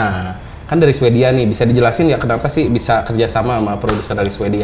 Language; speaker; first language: Indonesian; native; Indonesian